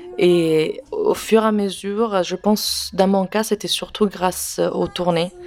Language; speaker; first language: French; non-native, fluent; Italian